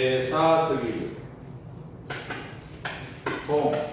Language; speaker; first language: Korean; native; Korean